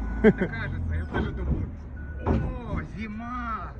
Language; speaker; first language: Russian; native; Russian